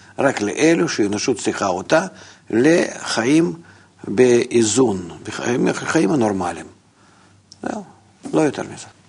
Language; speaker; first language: Hebrew; non-native, fluent; Russian